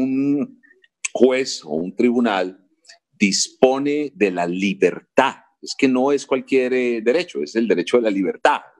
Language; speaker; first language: Spanish; native; Spanish